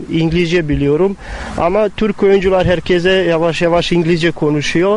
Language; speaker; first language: Turkish; non-native, fluent; Bosnian